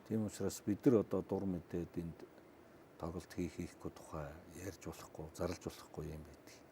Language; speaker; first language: Mongolian; native; Mongolian